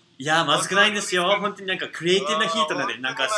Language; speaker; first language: Japanese; non-native, fluent; English